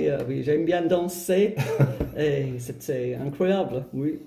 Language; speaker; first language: French; non-native, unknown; English